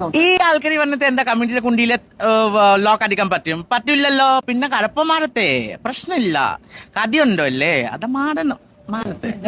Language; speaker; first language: Malayalam; non-native, fluent; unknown